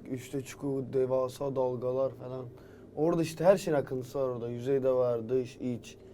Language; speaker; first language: Turkish; early bilingual, heritage; Turkish